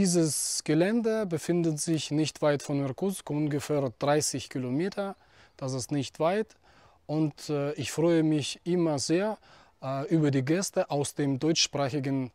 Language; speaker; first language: German; non-native, fluent; Russian